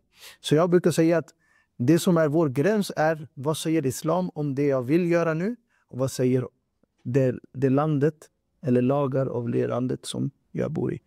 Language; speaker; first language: Swedish; non-native, fluent; Urdu